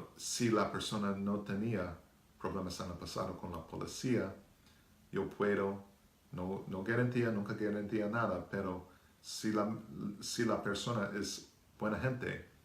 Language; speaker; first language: Spanish; non-native, learner; English